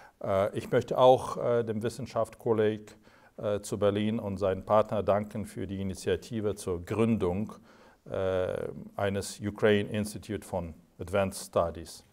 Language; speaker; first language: German; non-native, fluent; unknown